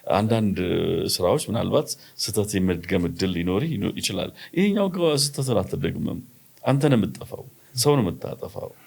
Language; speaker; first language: Amharic; native; Amharic